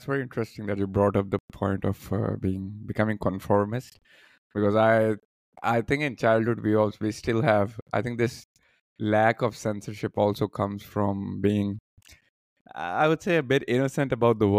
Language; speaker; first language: English; non-native, local second language; Urdu